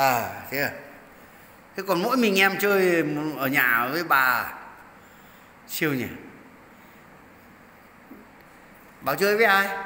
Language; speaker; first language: Vietnamese; native; Vietnamese